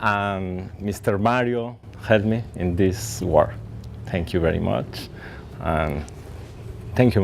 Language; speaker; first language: English; non-native, learner; Spanish